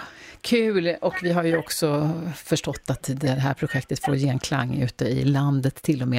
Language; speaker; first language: Swedish; native; Swedish